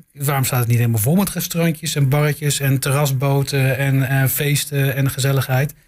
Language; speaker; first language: Dutch; native; Dutch